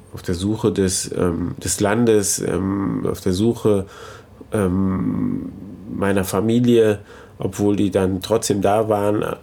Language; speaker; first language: German; early bilingual, other home language; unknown